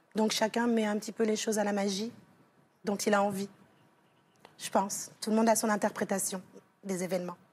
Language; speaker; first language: French; native; French